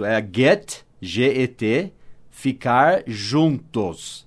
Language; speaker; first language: Portuguese; non-native, fluent; English